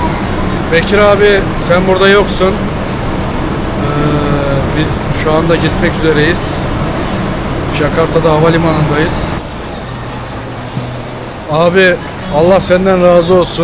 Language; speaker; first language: Turkish; native; Turkish